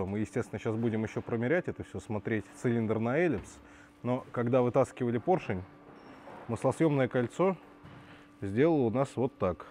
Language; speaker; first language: Russian; native; Russian